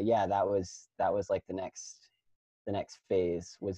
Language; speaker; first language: English; native; English